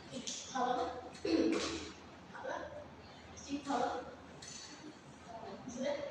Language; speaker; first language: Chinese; non-native, fluent; Indonesian